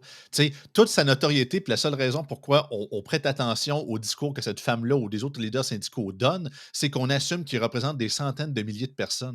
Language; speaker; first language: French; native; French